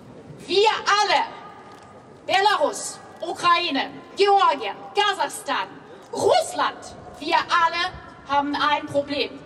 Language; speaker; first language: German; non-native, fluent; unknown